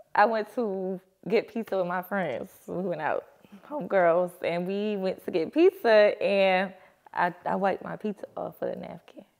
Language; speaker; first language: English; native; English